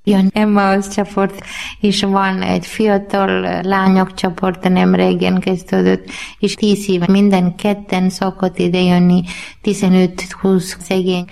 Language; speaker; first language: Hungarian; non-native, learner; Malayalam